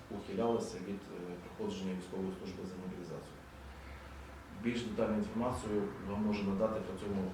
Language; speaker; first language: Ukrainian; native; Ukrainian